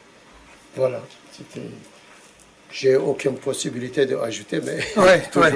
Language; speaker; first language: French; non-native, fluent; Turkish